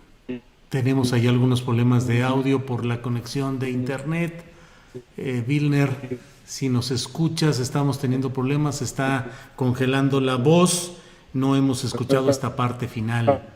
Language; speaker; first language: Spanish; native; Spanish